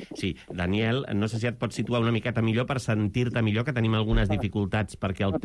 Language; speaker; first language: Catalan; native; Catalan